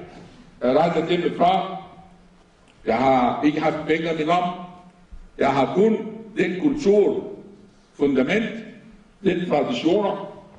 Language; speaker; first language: Danish; non-native, fluent; Arabic